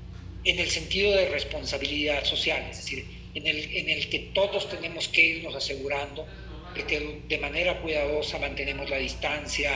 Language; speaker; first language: Spanish; native; Spanish